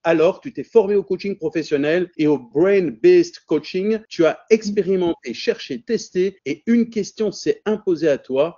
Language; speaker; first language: French; native; French